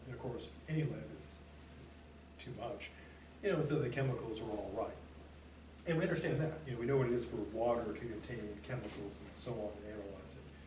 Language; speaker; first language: English; native; English